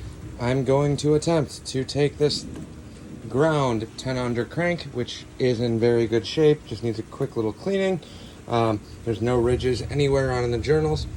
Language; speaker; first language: English; native; English